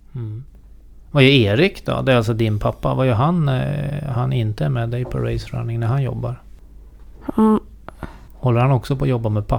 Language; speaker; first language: Swedish; native; Swedish